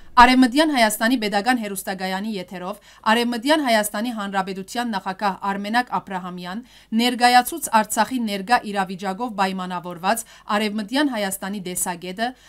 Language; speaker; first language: Armenian; early bilingual, heritage; Armenian